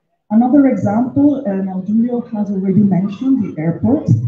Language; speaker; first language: English; non-native, fluent; Italian